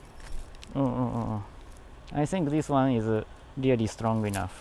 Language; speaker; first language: English; non-native, learner; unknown